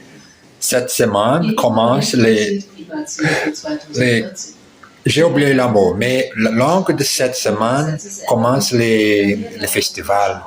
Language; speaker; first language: French; non-native, learner; Portuguese